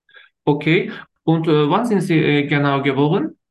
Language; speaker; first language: German; non-native, learner; Turkish